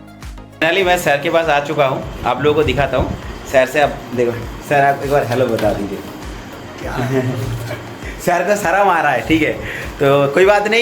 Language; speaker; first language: Hindi; non-native, local second language; Odia